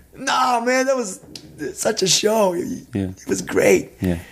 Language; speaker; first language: English; non-native, fluent; Serbian